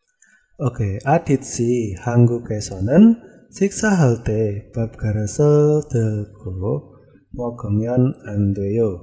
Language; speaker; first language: Korean; non-native, fluent; Indonesian